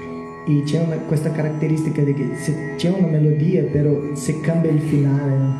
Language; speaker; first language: Italian; non-native, learner; Portuguese